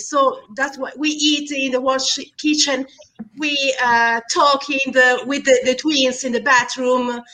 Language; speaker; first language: English; non-native, fluent; Italian